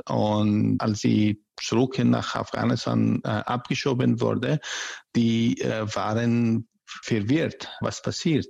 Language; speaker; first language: German; non-native, learner; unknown